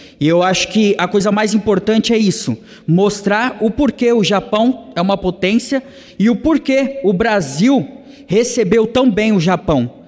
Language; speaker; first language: Portuguese; native; Portuguese